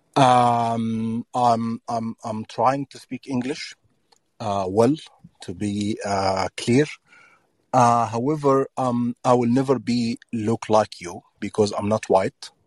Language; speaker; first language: English; non-native, learner; Arabic